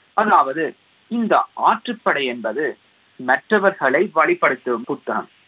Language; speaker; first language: Tamil; early bilingual, heritage; Tamil